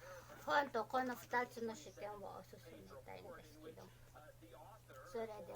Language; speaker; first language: Japanese; non-native, learner; Filipino